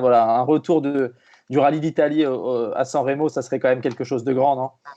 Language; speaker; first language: French; native; French